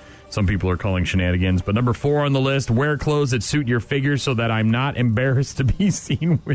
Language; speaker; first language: English; native; English